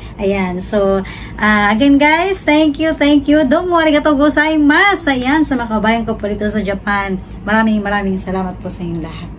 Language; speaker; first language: Filipino; native; Filipino